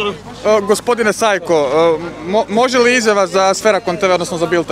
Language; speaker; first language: Croatian; native; Croatian